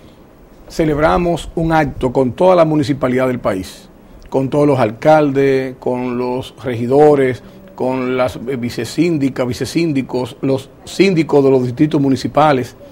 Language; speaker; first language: Spanish; native; Spanish